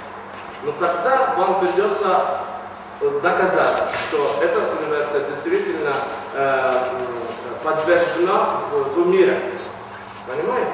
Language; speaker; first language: Russian; non-native, learner; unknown